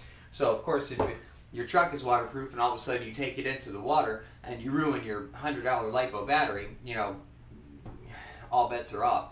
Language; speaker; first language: English; native; English